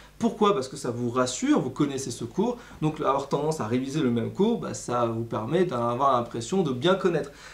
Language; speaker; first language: French; native; French